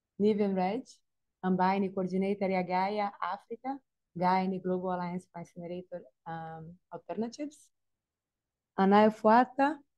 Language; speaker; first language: Swahili; non-native, fluent; Portuguese